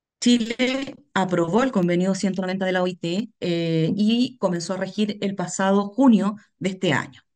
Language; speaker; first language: Spanish; native; Spanish